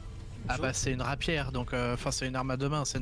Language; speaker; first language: French; native; French